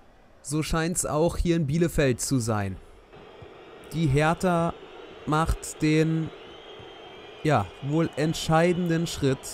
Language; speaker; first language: German; native; German